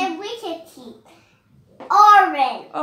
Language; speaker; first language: English; non-native, learner; Vietnamese